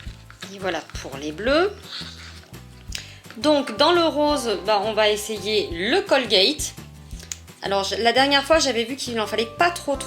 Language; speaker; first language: French; native; French